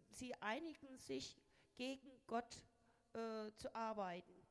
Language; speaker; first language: German; non-native, fluent; Spanish